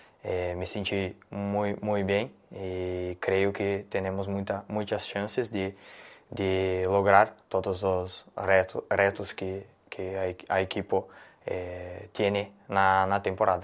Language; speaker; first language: Spanish; non-native, learner; Portuguese